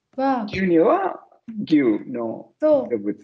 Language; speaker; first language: Japanese; non-native, learner; Italian